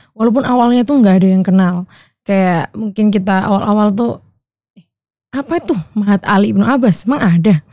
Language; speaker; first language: Indonesian; native; Indonesian